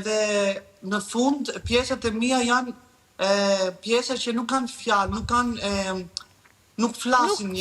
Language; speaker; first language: Albanian; early bilingual, heritage; Albanian